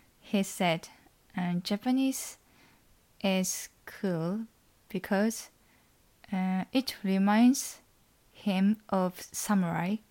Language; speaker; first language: English; non-native, learner; Japanese